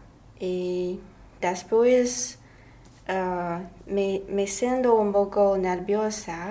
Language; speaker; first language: Spanish; non-native, learner; Chinese